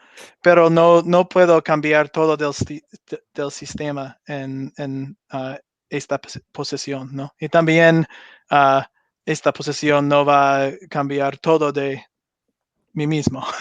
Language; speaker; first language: Spanish; non-native, learner; English